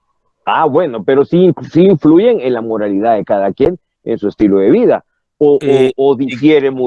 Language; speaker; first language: Spanish; native; Spanish